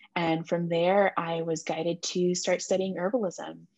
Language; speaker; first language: English; native; English